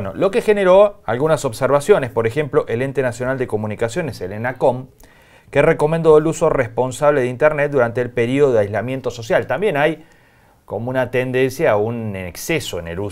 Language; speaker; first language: Spanish; native; Spanish